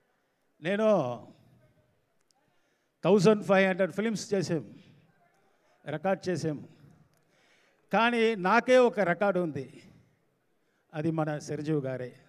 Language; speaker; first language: Telugu; non-native, learner; Tamil